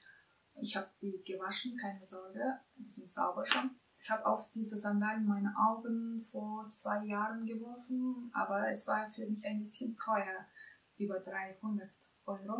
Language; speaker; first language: German; non-native, fluent; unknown